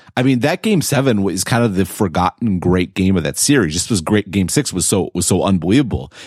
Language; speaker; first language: English; native; English